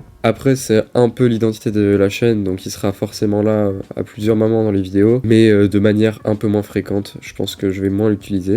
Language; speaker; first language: French; native; French